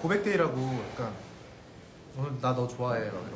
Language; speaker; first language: Korean; native; Korean